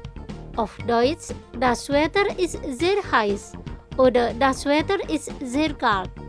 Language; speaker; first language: German; non-native, fluent; Indonesian